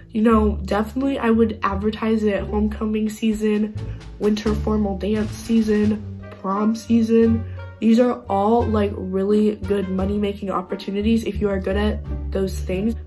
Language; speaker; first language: English; native; English